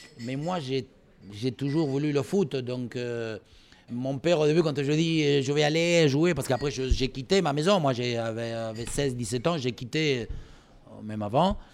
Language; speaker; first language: French; non-native, fluent; Spanish